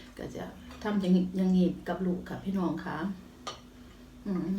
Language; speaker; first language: Thai; native; Thai